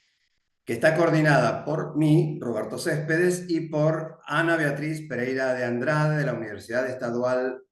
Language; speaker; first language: Spanish; native; Spanish